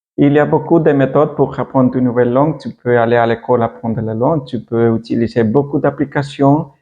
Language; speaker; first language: French; non-native, learner; Spanish